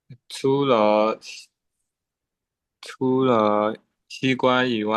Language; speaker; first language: Chinese; non-native, learner; Burmese